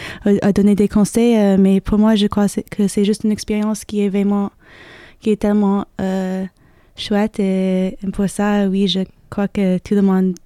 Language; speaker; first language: French; non-native, learner; English